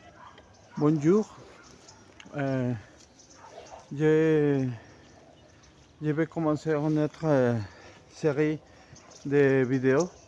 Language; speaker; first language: French; non-native, fluent; Spanish